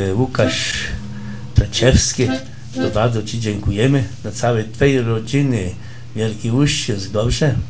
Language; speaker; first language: Polish; early bilingual, heritage; Polish